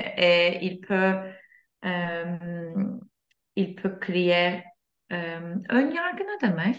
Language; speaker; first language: French; non-native, learner; Turkish